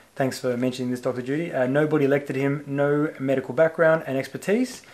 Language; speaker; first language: English; native; English